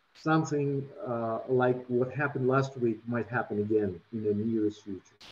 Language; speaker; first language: English; non-native, fluent; Russian